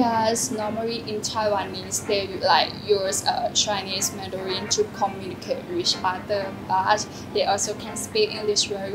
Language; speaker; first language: English; non-native, learner; Thai